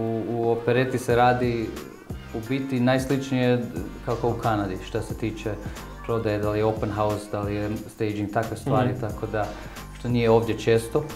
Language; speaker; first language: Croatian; early bilingual, heritage; Croatian